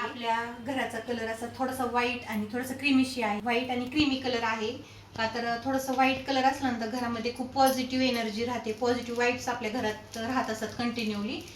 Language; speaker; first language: Marathi; native; Marathi